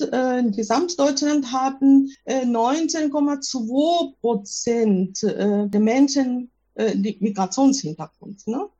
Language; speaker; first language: German; non-native, fluent; Japanese